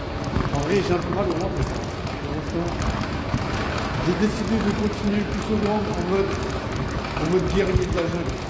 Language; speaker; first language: French; native; French